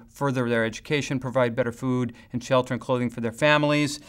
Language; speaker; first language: English; native; English